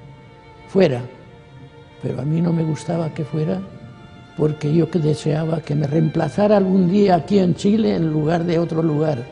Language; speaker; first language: Spanish; native; Spanish